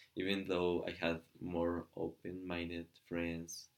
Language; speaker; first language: English; non-native, fluent; Spanish